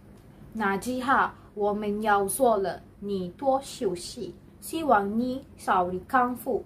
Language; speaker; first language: Chinese; non-native, learner; Malay